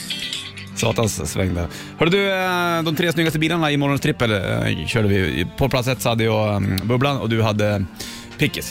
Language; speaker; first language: Swedish; native; Swedish